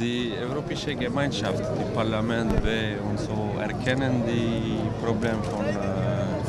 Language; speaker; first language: German; non-native, learner; Albanian